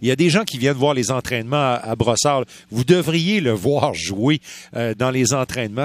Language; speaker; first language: French; native; French